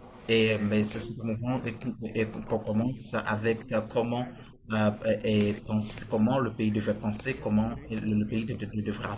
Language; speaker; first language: French; non-native, fluent; Portuguese